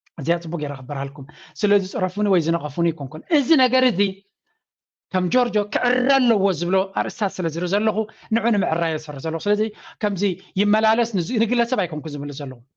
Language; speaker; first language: Tigrinya; native; Tigrinya